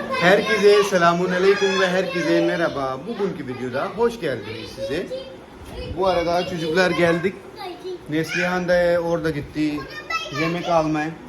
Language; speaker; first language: Turkish; non-native, learner; Punjabi